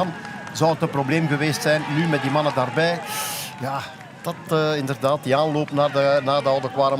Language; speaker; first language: Dutch; native; Dutch